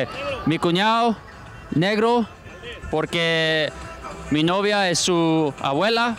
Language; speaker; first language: Spanish; non-native, learner; English